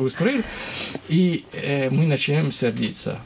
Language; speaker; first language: Russian; non-native, learner; French